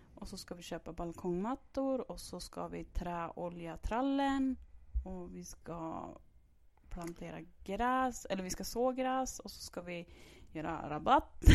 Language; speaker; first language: Swedish; native; Swedish